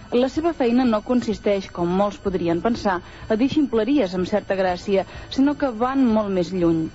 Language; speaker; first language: Catalan; native; Catalan